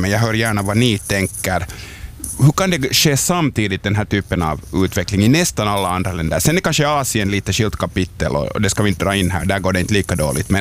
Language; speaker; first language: Swedish; native; Swedish